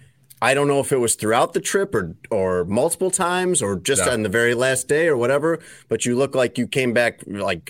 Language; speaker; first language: English; native; English